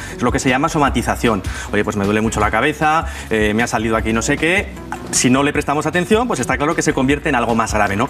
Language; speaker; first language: Spanish; native; Spanish